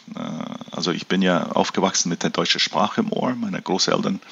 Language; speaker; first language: German; early bilingual, heritage; German